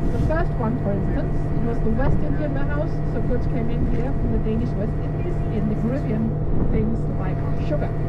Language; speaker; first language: English; non-native, fluent; Danish